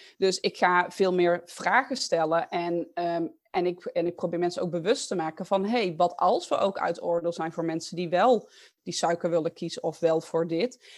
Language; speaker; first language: Dutch; native; Dutch